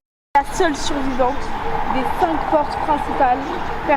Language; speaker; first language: French; native; French